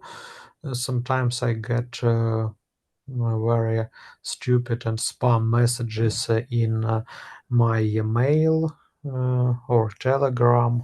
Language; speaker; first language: English; non-native, learner; Russian